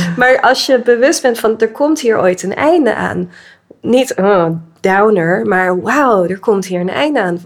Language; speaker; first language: Dutch; early bilingual, other home language; English